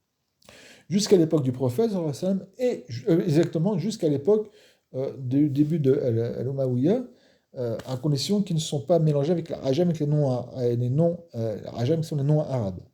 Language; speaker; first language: French; non-native, fluent; Arabic